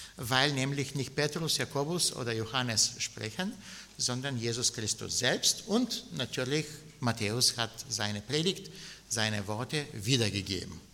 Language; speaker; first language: German; non-native, fluent; Bulgarian